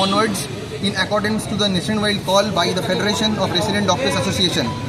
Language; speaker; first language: English; non-native, local second language; Bangla